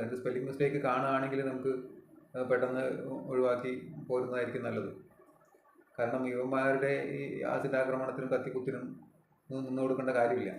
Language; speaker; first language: Malayalam; native; Malayalam